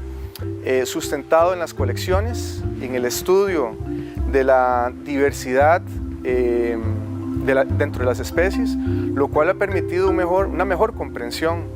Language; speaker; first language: Spanish; native; Spanish